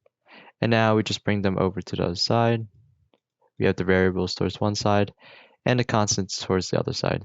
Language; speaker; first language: English; native; English